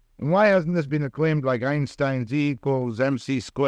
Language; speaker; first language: English; native; English